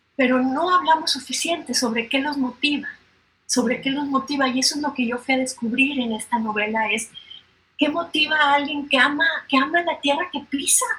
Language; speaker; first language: Spanish; native; Spanish